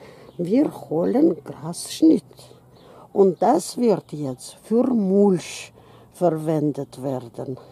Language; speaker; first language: German; non-native, fluent; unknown